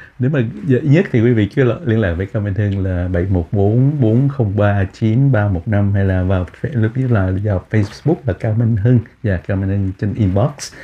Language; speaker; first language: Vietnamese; native; Vietnamese